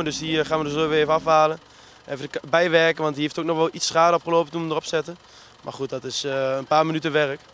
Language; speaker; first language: Dutch; native; Dutch